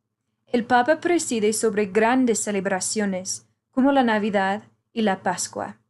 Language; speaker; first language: Spanish; non-native, learner; English